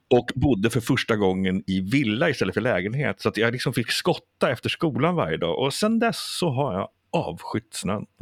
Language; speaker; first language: Swedish; early bilingual, heritage; Swedish